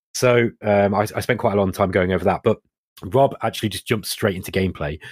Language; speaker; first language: English; native; English